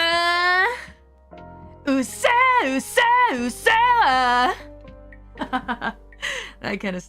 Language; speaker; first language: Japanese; non-native, learner; English